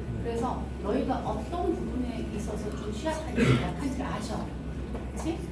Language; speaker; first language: Korean; native; Korean